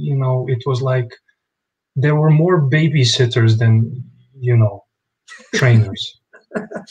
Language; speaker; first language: English; non-native, fluent; Bosnian